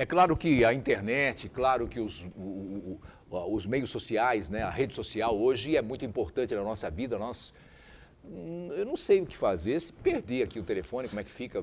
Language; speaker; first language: Portuguese; native; Portuguese